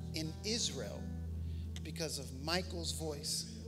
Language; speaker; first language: English; native; English